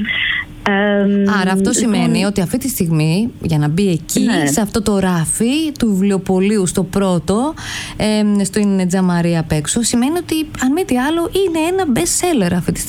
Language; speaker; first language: Greek; native; Greek